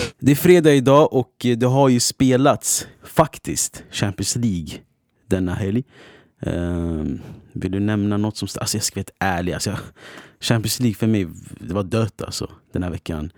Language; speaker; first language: Swedish; native; Swedish